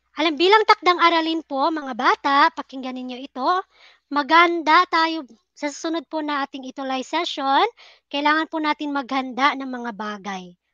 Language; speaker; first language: Filipino; native; Filipino